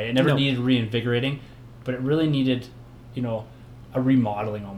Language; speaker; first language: English; native; English